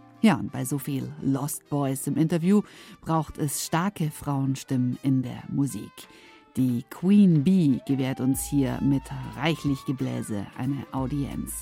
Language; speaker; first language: German; native; German